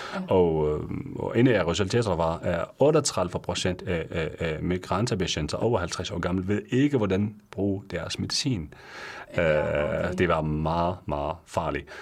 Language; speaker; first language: Danish; non-native, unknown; Arabic